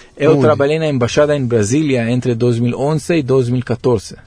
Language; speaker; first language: Portuguese; non-native, learner; Hebrew